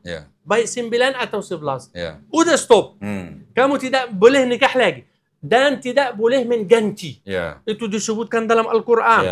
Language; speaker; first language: Indonesian; non-native, learner; Arabic